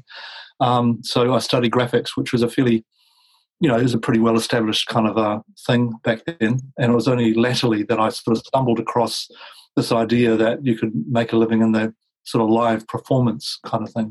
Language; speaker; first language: English; native; English